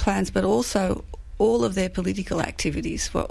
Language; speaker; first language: English; native; English